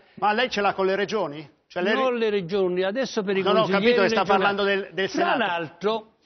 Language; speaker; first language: Italian; native; Italian